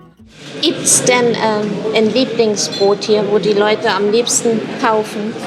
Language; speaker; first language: German; native; German